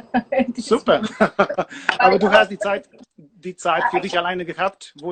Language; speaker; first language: German; non-native, learner; Polish